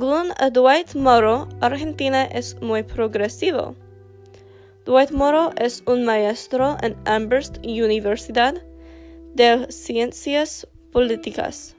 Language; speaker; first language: Spanish; non-native, learner; English